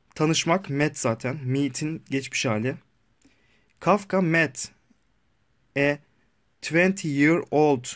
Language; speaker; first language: English; non-native, learner; Turkish